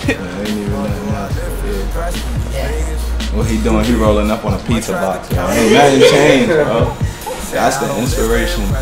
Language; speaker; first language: English; native; English